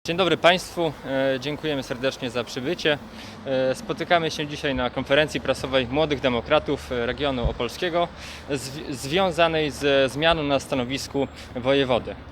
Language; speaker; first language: Polish; native; Polish